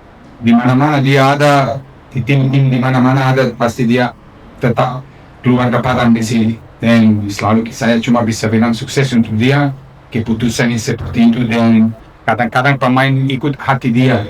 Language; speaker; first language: Indonesian; non-native, fluent; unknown